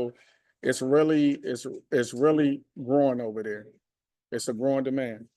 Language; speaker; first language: English; native; English